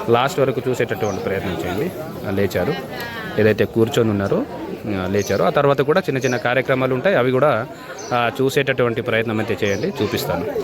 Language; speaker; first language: Telugu; non-native, local second language; Gondi